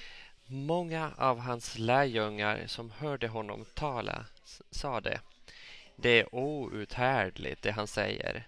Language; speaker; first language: Swedish; non-native, local second language; Finnish